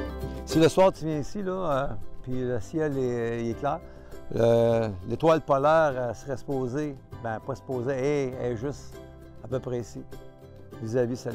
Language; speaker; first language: French; native; French